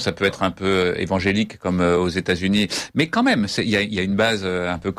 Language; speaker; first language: French; native; French